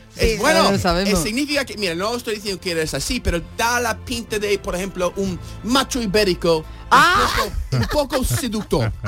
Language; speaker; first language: Spanish; non-native, fluent; English